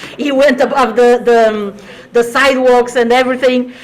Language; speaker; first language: English; non-native, fluent; Portuguese